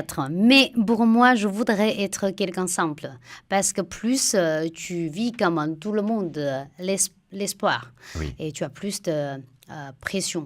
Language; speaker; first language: French; non-native, fluent; Chinese